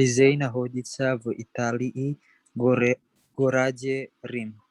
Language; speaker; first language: Russian; non-native, learner; Indonesian